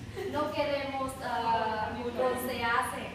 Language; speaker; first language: Spanish; non-native, learner; Vietnamese